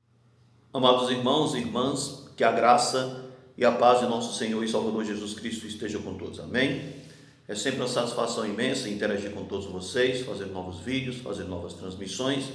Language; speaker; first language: Portuguese; native; Portuguese